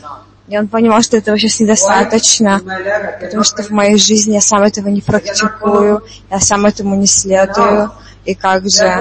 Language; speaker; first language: Russian; non-native, fluent; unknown